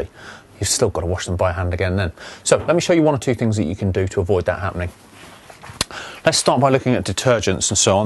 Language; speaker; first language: English; native; English